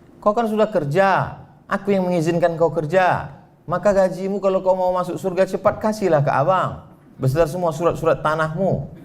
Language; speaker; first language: Indonesian; native; Indonesian